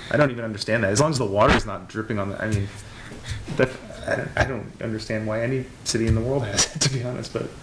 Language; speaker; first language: English; native; English